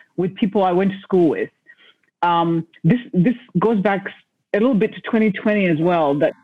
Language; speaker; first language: English; non-native, local second language; Shona